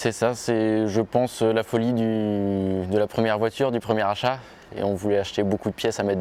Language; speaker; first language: French; native; French